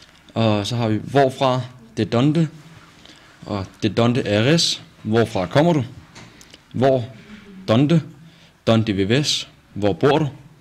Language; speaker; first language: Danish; native; Danish